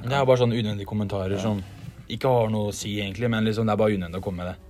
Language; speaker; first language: Norwegian; native; Norwegian